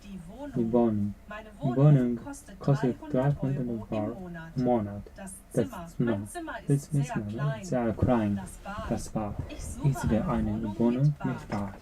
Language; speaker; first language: German; non-native, learner; Japanese